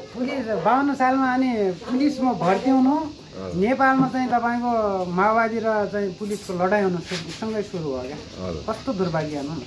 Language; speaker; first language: Nepali; native; Nepali